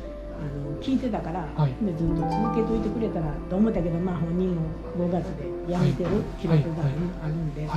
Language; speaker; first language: Japanese; native; Japanese